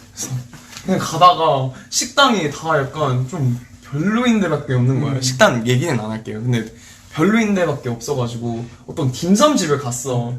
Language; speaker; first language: Korean; early bilingual, heritage; Korean